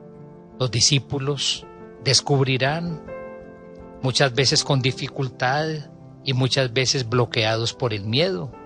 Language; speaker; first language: Spanish; native; Spanish